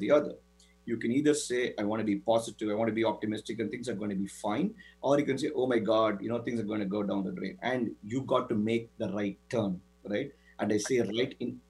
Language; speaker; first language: English; non-native, local second language; Tamil